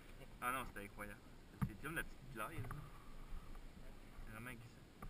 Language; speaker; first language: French; native; French